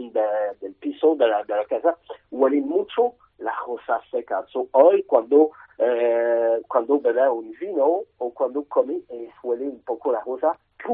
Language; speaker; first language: Spanish; non-native, learner; French